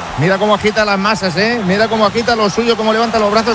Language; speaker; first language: Spanish; native; Spanish